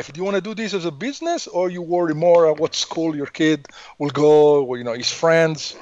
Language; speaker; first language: English; non-native, fluent; Italian